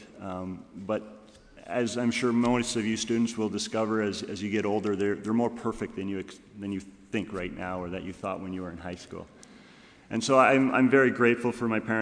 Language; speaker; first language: English; native; English